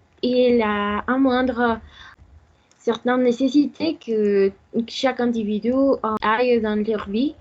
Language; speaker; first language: French; non-native, learner; Spanish